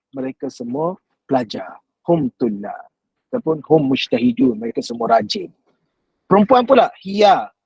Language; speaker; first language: Malay; native; Malay